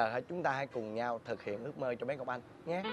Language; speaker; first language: Vietnamese; native; Vietnamese